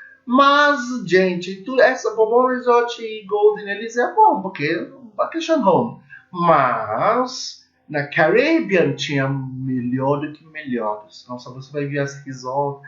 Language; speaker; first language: Portuguese; non-native, learner; English